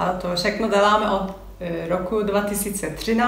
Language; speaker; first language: Czech; non-native, fluent; Turkish